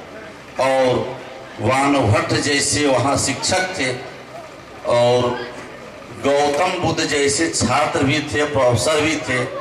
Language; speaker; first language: Hindi; native; Hindi